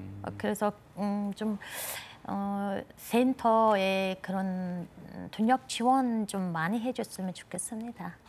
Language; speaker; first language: Korean; non-native, fluent; Mongolian